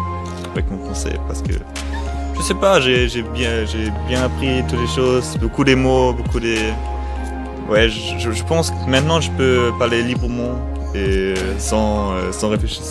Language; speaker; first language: French; non-native, learner; German